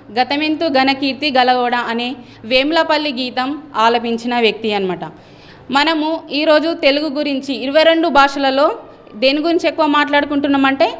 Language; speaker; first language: Telugu; native; Telugu